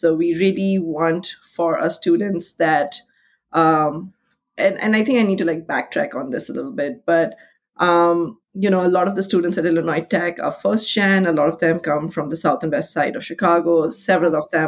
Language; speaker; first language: English; non-native, local second language; Hindi